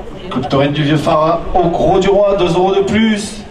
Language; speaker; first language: French; native; French